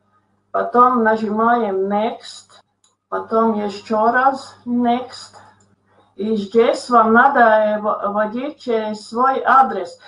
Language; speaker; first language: Russian; non-native, local second language; Latvian